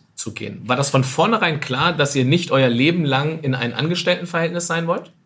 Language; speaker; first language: German; non-native, fluent; French